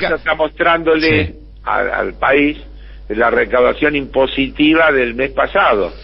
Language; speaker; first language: Spanish; native; Spanish